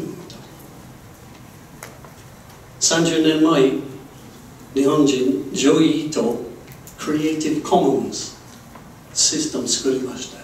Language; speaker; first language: Japanese; non-native, learner; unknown